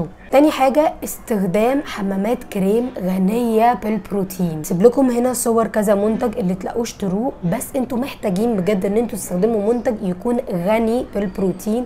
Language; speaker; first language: Arabic; native; Arabic